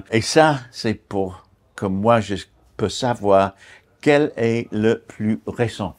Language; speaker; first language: French; non-native, fluent; English